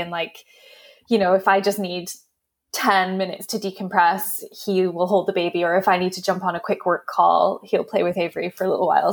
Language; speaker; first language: English; native; English